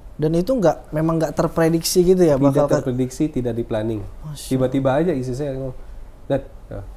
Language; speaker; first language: Indonesian; non-native, fluent; Filipino